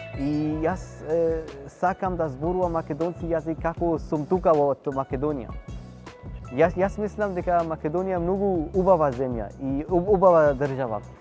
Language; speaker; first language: Macedonian; non-native, learner; Urdu